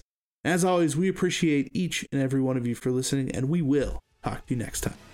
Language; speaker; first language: English; native; English